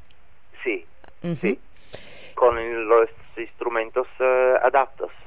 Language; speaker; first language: Spanish; non-native, learner; Italian